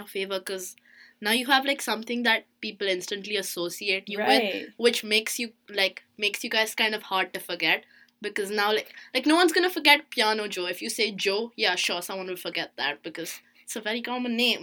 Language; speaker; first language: English; non-native, local second language; Hindi